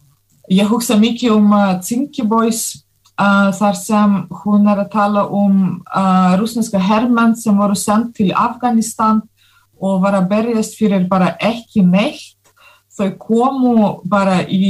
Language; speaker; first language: Icelandic; non-native, fluent; Russian